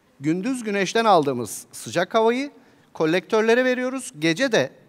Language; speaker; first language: Turkish; native; Turkish